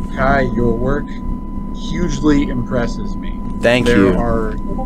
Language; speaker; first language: English; native; English